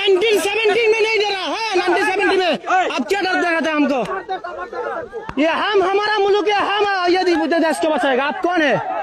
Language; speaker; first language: Hindi; non-native, learner; Bangla